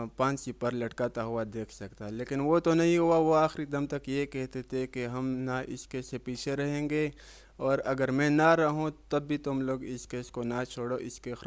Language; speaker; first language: Urdu; non-native, local second language; Pashto